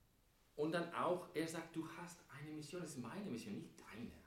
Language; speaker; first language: German; non-native, fluent; English